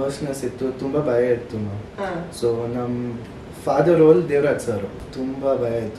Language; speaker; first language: Kannada; early bilingual, heritage; Kannada